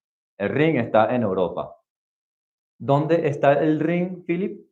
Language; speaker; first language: Spanish; non-native, fluent; English